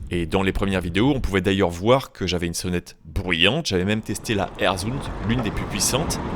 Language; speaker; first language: French; native; French